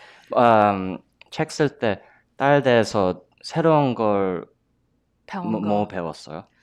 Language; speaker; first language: Korean; early bilingual, heritage; English